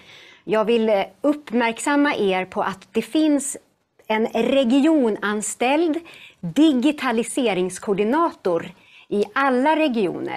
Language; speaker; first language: Swedish; native; Swedish